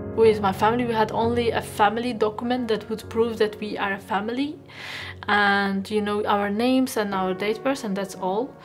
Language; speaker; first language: English; non-native, fluent; Arabic